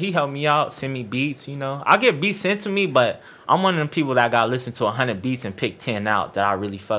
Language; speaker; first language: English; native; English